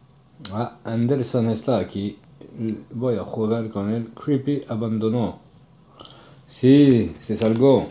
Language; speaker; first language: Spanish; non-native, learner; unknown